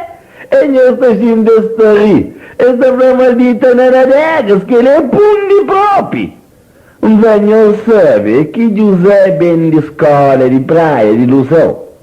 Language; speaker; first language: Portuguese; non-native, local second language; Kabuverdianu